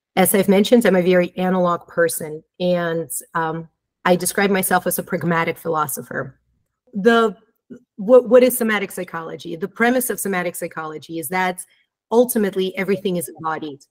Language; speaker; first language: English; early bilingual, other home language; Romanian